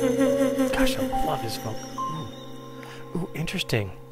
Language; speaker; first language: English; native; English